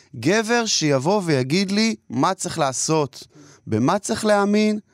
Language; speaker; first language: Hebrew; native; Hebrew